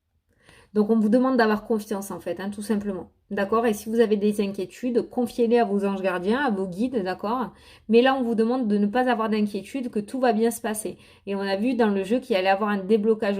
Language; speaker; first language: French; native; French